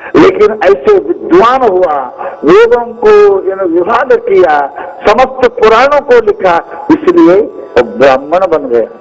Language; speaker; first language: Hindi; non-native, local second language; Kannada